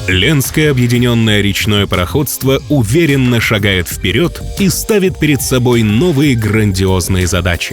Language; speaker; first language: Russian; native; Russian